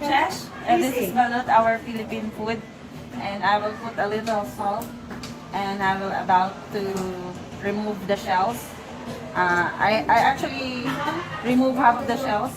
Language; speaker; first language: English; non-native, local second language; Filipino